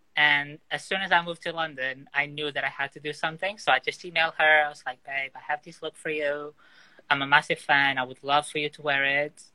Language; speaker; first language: English; non-native, fluent; Portuguese